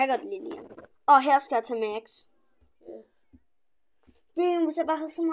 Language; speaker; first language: Danish; early bilingual, other home language; Polish